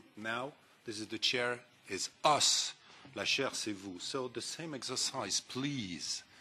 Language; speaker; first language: English; non-native, fluent; French